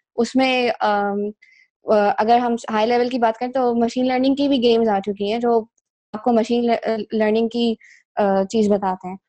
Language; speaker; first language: Urdu; native; Urdu